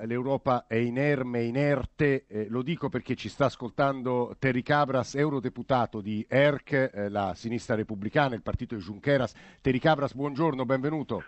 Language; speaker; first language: Italian; native; Italian